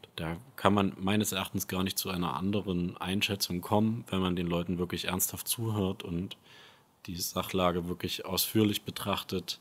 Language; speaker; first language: German; native; German